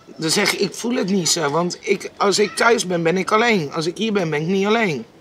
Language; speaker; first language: Dutch; native; Dutch